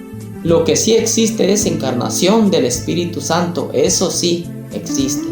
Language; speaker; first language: Spanish; native; Spanish